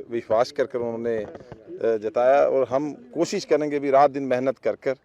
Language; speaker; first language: Hindi; non-native, local second language; Punjabi